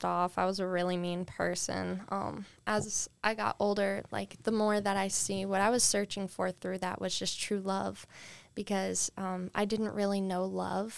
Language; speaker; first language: English; native; English